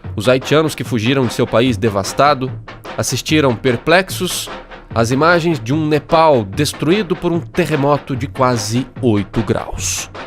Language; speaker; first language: Portuguese; native; Portuguese